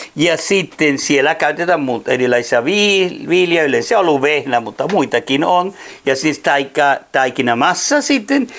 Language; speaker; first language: Finnish; non-native, fluent; Spanish